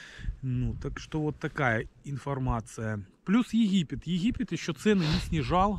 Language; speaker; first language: Russian; native; Russian